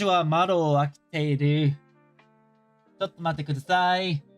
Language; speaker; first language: Japanese; non-native, learner; English